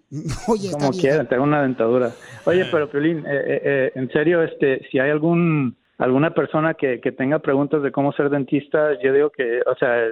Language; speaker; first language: Spanish; native; Spanish